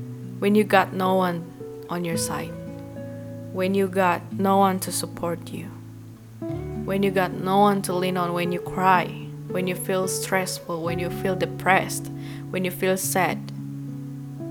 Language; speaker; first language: English; non-native, fluent; Indonesian